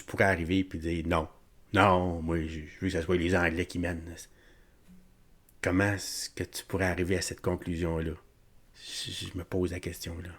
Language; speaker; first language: French; native; French